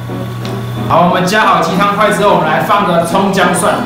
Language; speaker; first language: Chinese; native; Chinese